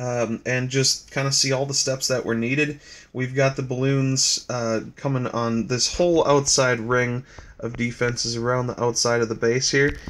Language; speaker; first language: English; native; English